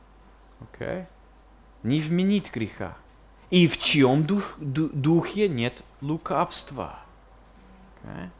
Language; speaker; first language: Russian; non-native, fluent; English